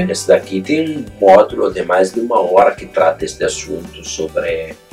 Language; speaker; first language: Portuguese; non-native, fluent; Italian